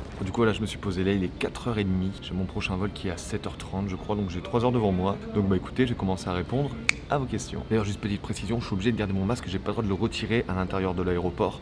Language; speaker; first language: French; native; French